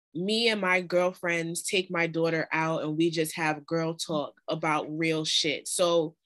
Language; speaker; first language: English; native; English